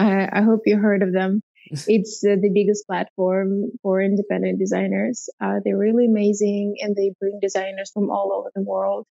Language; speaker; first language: English; non-native, fluent; Russian